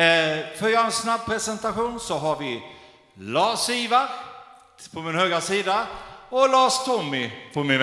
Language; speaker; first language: Swedish; native; Swedish